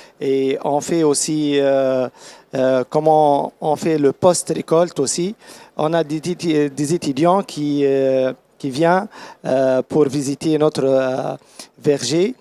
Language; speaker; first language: French; non-native, learner; Arabic